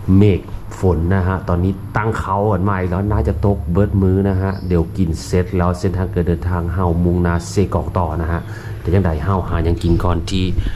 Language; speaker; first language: Thai; native; Thai